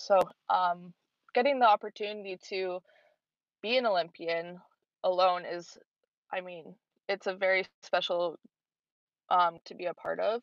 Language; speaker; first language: English; native; English